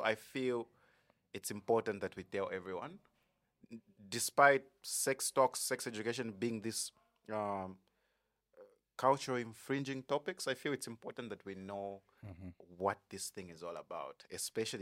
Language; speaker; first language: English; non-native, local second language; Bemba